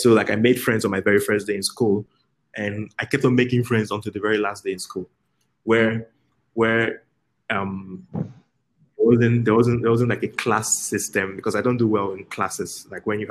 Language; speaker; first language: English; native; English